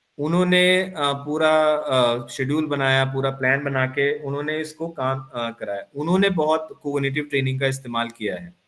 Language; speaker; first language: Hindi; non-native, local second language; Punjabi